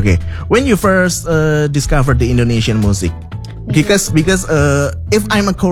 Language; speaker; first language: English; non-native, fluent; Indonesian